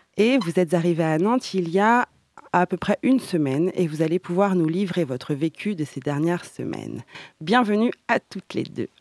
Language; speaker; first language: French; native; French